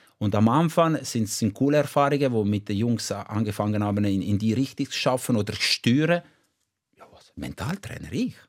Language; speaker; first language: German; non-native, local second language; Italian